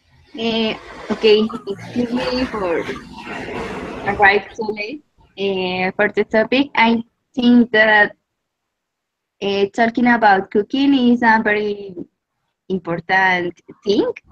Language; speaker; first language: English; non-native, learner; Spanish